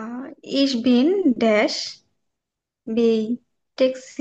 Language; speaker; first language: German; non-native, learner; Bangla